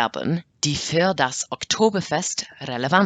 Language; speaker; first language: German; non-native, learner; English